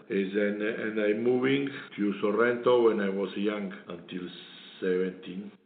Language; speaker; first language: English; non-native, learner; Italian